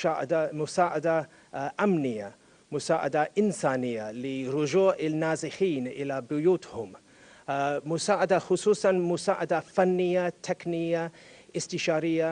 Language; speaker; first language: Arabic; non-native, learner; English